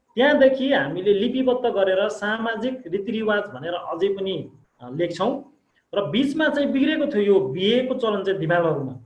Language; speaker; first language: Nepali; non-native, local second language; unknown